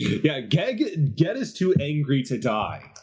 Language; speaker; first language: English; native; English